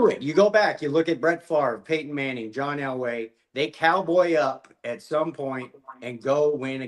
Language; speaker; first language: English; native; English